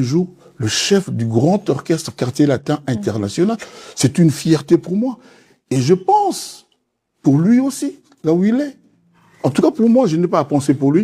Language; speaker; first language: French; non-native, local second language; Lingala